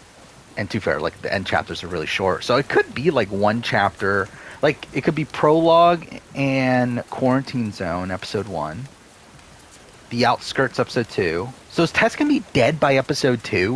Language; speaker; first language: English; native; English